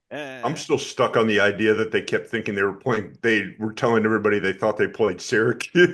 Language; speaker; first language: English; native; English